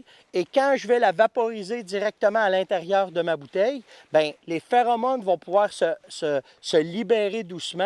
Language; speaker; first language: French; native; French